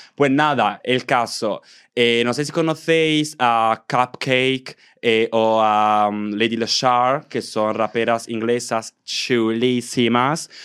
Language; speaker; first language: Spanish; non-native, fluent; Italian